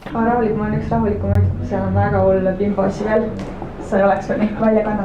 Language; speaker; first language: Estonian; native; Estonian